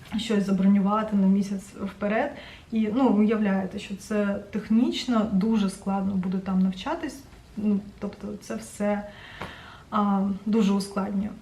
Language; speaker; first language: Ukrainian; non-native, local second language; Russian